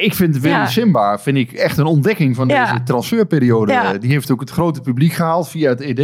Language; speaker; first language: Dutch; native; Dutch